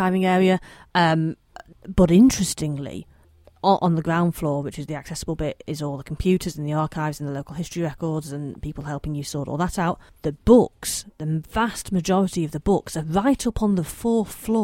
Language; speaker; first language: English; native; English